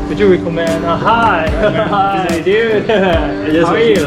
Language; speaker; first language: English; non-native, learner; Korean